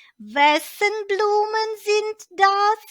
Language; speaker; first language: German; non-native, fluent; Ukrainian